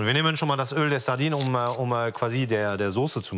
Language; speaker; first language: German; non-native, fluent; French